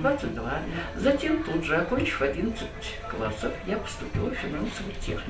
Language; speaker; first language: Russian; native; Russian